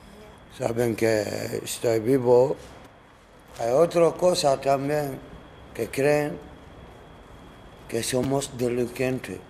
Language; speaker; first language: Spanish; non-native, learner; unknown